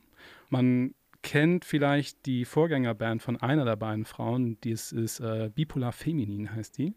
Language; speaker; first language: German; native; German